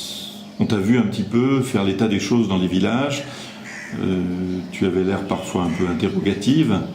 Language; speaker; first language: French; native; French